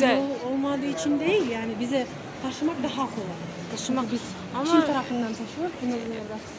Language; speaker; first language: Turkish; non-native, learner; Kyrgyz